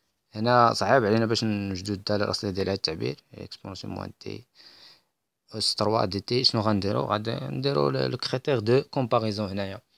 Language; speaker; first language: Arabic; native; Arabic